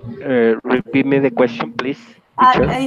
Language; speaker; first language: English; non-native, learner; Spanish